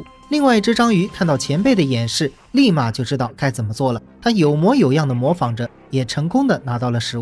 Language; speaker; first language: Chinese; native; Chinese